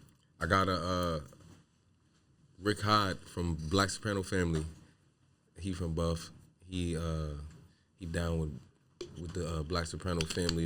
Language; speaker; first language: English; native; English